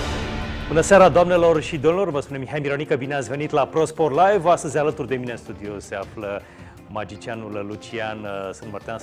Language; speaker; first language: Romanian; native; Romanian